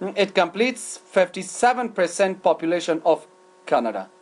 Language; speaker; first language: English; non-native, fluent; Persian